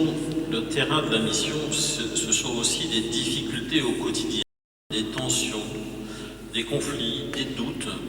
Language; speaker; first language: French; native; French